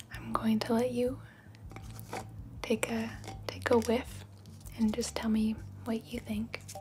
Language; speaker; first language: English; native; English